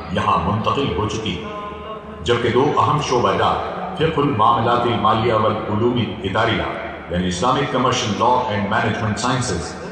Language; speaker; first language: Urdu; native; Urdu